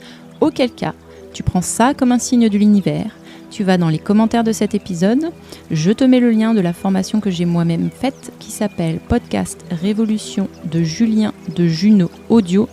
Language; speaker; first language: French; native; French